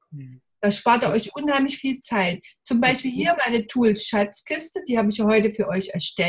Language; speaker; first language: German; native; German